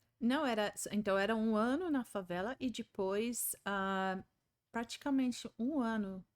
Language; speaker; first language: Portuguese; non-native, fluent; English